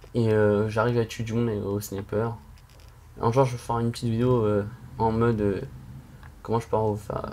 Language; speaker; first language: French; native; French